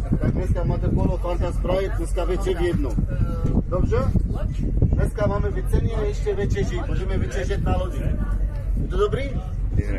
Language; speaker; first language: Czech; non-native, fluent; Arabic